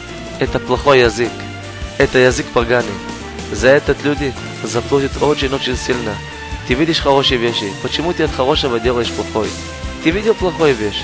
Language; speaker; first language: Russian; non-native, learner; Hebrew